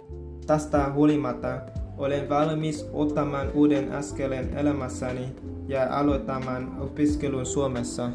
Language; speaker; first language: Finnish; non-native, fluent; Vietnamese